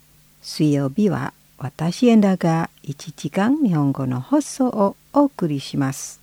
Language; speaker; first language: Japanese; non-native, fluent; Indonesian